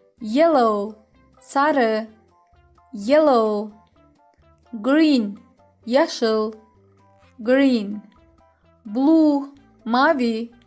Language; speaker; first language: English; non-native, fluent; Azerbaijani